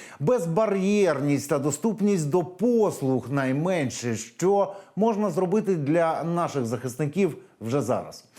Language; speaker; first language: Ukrainian; native; Ukrainian